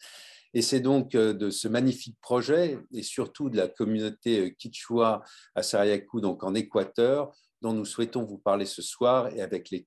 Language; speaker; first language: French; native; French